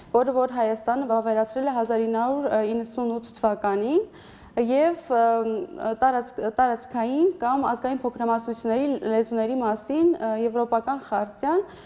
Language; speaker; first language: Armenian; non-native, local second language; Assyrian Neo-Aramaic